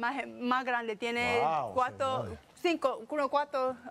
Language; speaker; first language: Spanish; early bilingual, heritage; English